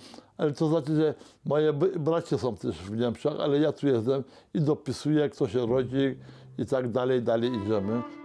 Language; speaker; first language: Polish; early bilingual, heritage; Polish